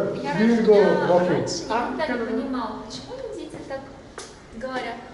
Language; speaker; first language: Russian; native; Russian